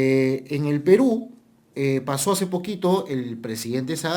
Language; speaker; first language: Spanish; native; Spanish